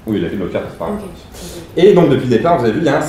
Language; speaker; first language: French; native; French